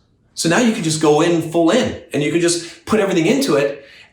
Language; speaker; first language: English; native; English